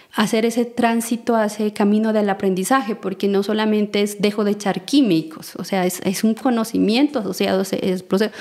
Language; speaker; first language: Spanish; native; Spanish